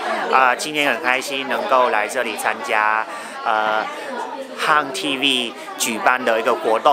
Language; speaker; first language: Chinese; non-native, fluent; Vietnamese